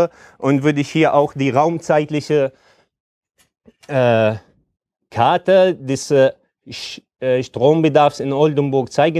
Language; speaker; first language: German; non-native, fluent; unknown